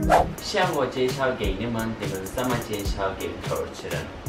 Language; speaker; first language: Chinese; non-native, learner; Turkish